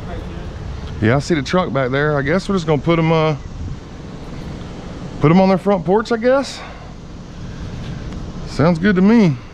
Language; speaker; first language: English; native; English